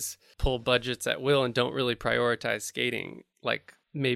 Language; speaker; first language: English; native; English